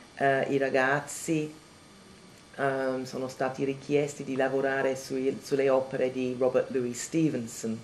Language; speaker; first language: Italian; non-native, fluent; English